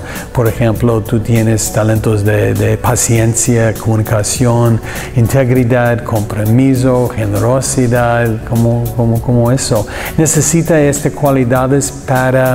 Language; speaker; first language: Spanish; non-native, learner; English